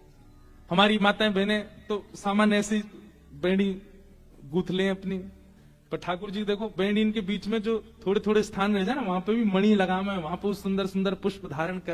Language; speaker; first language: Hindi; native; Hindi